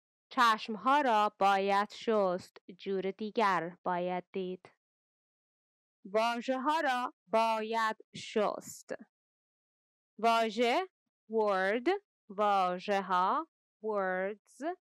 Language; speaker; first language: Persian; native; Persian